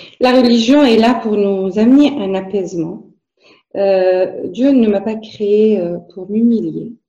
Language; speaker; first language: French; non-native, local second language; Arabic